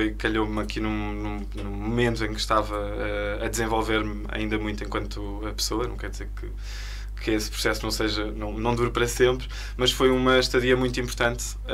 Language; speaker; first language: Portuguese; native; Portuguese